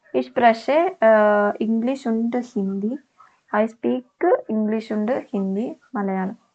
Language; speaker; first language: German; non-native, learner; Malayalam